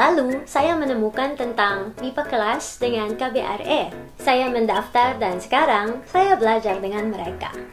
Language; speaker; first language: Indonesian; non-native, learner; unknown